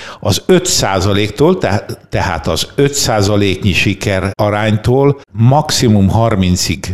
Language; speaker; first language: Hungarian; native; Hungarian